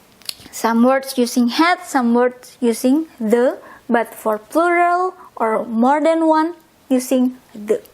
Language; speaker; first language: English; non-native, fluent; Indonesian